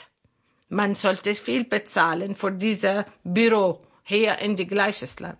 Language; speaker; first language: German; non-native, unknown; Arabic